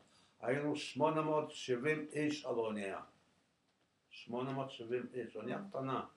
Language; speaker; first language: Hebrew; non-native, fluent; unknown